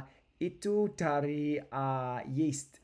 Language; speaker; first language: Indonesian; non-native, learner; English